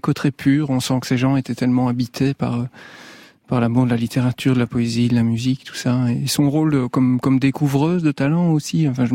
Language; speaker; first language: French; native; French